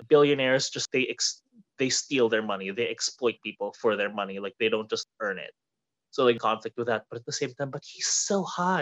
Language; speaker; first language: English; non-native, local second language; Filipino